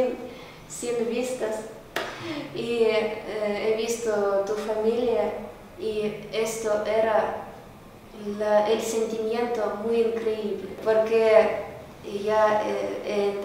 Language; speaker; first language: Spanish; non-native, learner; Ukrainian